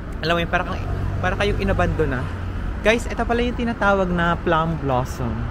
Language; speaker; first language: Filipino; native; Filipino